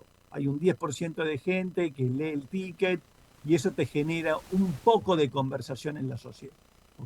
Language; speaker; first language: Spanish; native; Spanish